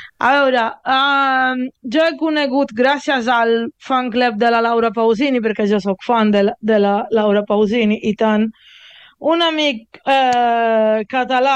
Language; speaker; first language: Catalan; non-native, learner; Italian